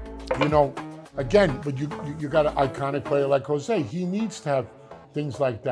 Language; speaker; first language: English; native; English